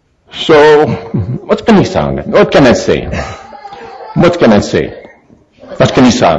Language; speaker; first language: English; native; English